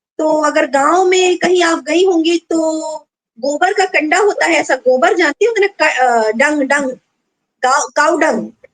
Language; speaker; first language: Hindi; non-native, local second language; Bangla